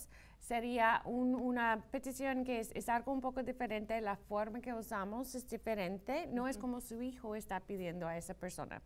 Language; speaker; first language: Spanish; non-native, fluent; English